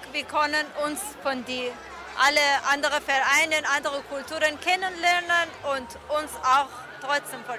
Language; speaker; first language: German; non-native, learner; Persian